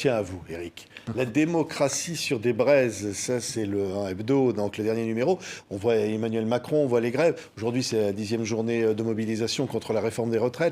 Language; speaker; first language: French; native; French